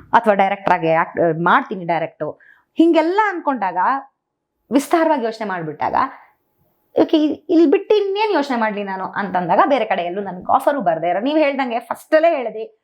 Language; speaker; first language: Kannada; native; Kannada